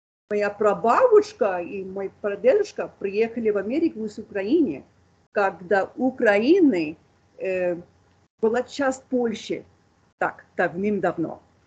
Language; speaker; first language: Russian; non-native, fluent; English